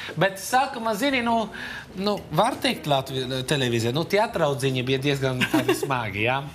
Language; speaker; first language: Latvian; non-native, fluent; Italian